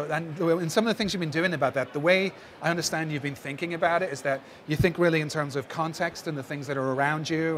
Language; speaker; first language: English; native; English